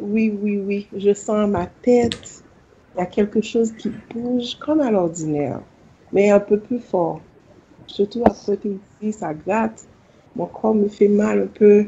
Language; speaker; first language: French; non-native, local second language; Haitian Creole